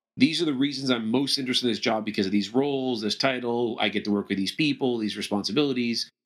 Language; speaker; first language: English; native; English